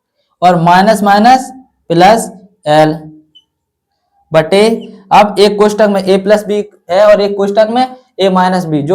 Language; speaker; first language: Hindi; native; Hindi